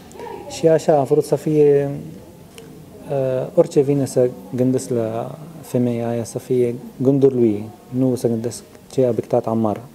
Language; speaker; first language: Romanian; non-native, learner; Arabic